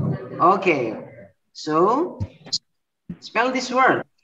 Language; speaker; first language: English; non-native, learner; Indonesian